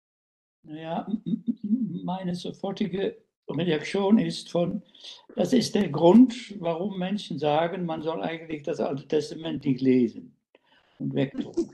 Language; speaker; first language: German; non-native, fluent; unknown